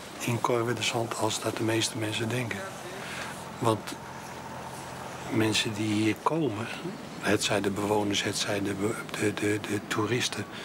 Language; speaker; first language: Dutch; native; Dutch